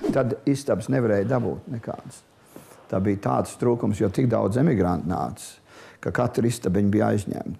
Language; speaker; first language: Latvian; early bilingual, heritage; Latvian